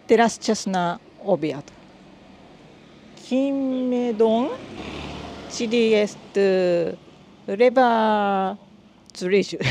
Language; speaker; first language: Polish; non-native, learner; Japanese